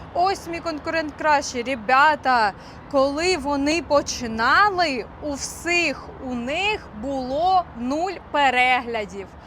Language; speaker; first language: Ukrainian; non-native, local second language; Russian